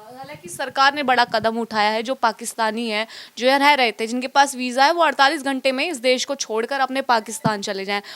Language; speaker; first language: Hindi; native; Hindi